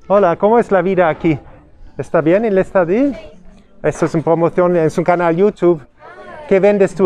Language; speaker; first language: Spanish; non-native, learner; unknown